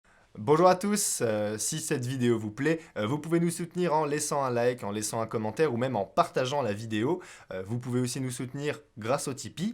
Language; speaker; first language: French; native; French